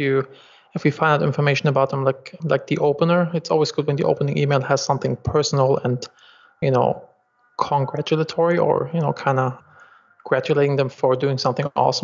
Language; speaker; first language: English; non-native, fluent; German